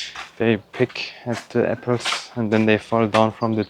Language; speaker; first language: English; non-native, learner; Indonesian